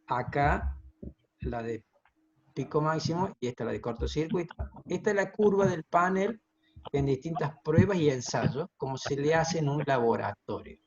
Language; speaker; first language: Spanish; native; Spanish